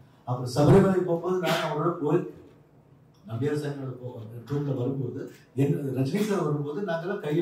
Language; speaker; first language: Tamil; non-native, learner; Kannada